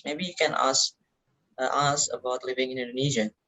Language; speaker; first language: English; non-native, learner; Indonesian